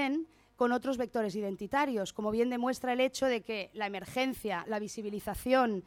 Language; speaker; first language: Spanish; native; Spanish